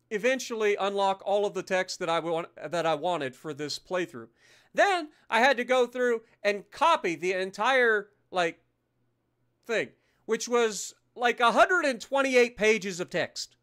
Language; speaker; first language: English; native; English